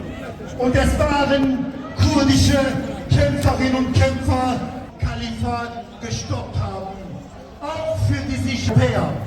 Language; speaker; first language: German; non-native, fluent; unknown